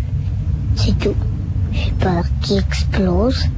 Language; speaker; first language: French; early bilingual, other home language; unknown